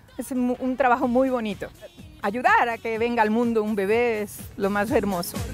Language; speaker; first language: Spanish; native; Spanish